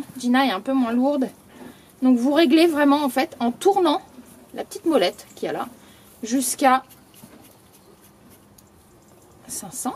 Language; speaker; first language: French; native; French